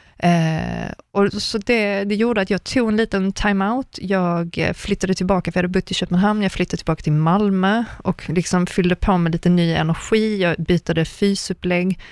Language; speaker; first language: Swedish; native; Swedish